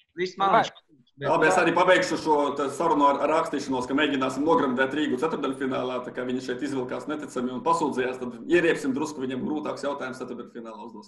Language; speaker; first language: Latvian; non-native, local second language; Russian